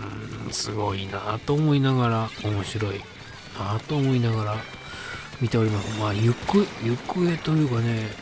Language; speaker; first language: Japanese; native; Japanese